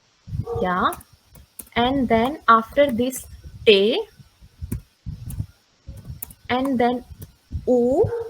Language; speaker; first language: English; non-native, local second language; Hindi